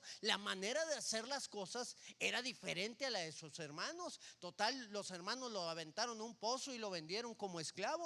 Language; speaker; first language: Spanish; native; Spanish